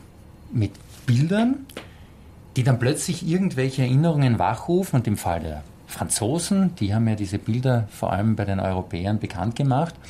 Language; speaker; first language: German; native; German